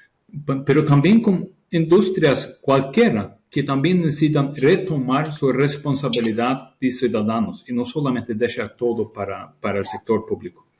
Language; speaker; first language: Spanish; non-native, fluent; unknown